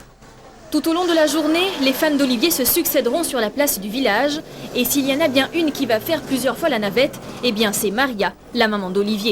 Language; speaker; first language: French; native; French